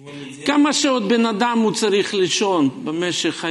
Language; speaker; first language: Hebrew; non-native, fluent; Russian